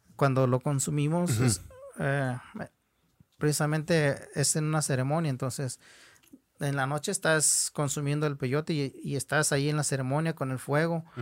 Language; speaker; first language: Spanish; non-native, local second language; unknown